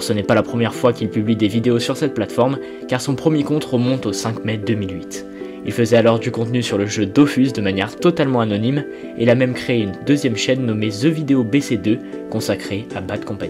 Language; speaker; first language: French; native; French